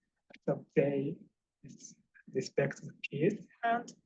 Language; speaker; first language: English; non-native, fluent; Japanese